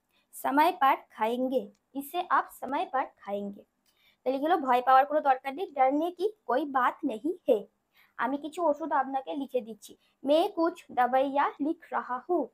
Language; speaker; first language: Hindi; non-native, local second language; Bangla